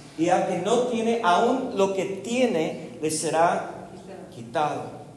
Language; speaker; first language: Spanish; non-native, fluent; English